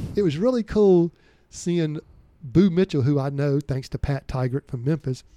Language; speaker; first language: English; native; English